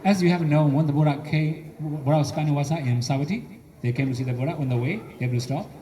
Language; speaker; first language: English; non-native, fluent; Burmese